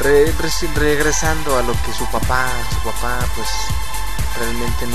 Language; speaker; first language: Spanish; native; Spanish